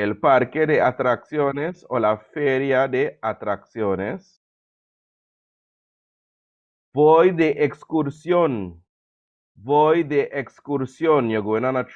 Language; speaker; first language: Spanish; non-native, fluent; English